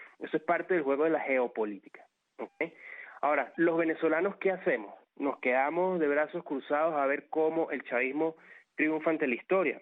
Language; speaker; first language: Spanish; native; Spanish